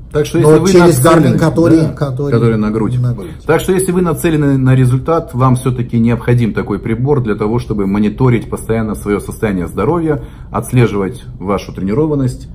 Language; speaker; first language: Russian; native; Russian